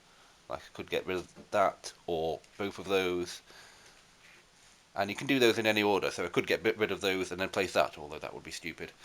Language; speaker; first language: English; native; English